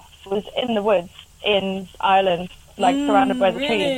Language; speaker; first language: English; native; English